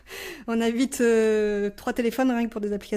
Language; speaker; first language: French; native; French